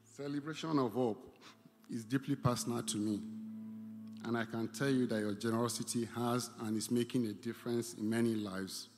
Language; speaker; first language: English; non-native, local second language; Igbo